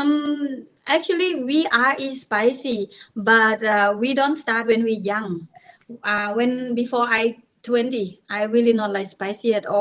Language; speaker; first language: English; non-native, learner; Thai